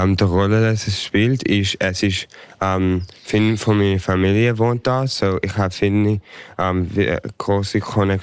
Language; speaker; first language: German; early bilingual, heritage; English